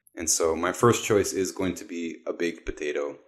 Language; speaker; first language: English; native; English